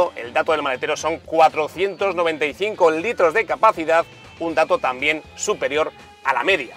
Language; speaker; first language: Spanish; native; Spanish